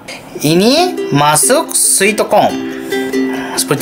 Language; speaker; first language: Indonesian; non-native, learner; Japanese